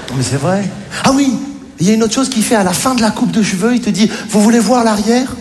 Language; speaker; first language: French; native; French